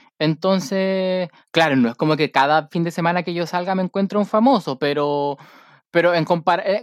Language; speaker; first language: Spanish; native; Spanish